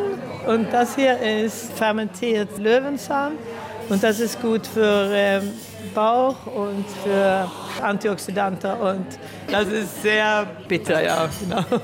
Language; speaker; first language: German; early bilingual, heritage; German